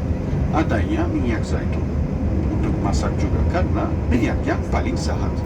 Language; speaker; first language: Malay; non-native, fluent; Turkish